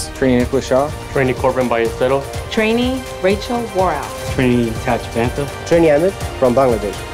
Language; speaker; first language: English; native; English